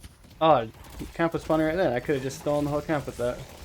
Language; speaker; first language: English; native; English